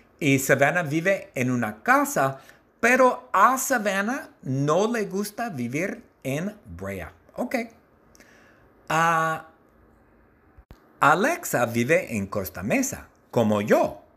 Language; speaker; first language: Spanish; non-native, learner; English